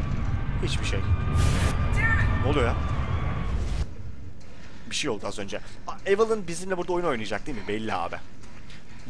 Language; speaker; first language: Turkish; native; Turkish